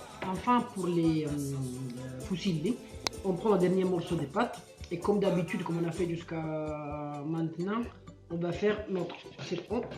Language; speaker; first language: French; non-native, fluent; Italian